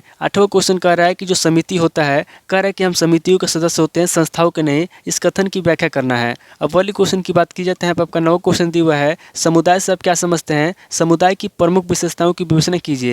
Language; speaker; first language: Hindi; native; Hindi